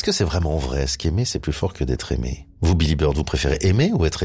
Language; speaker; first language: French; native; French